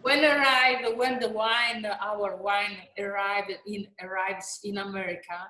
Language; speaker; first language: English; non-native, learner; Italian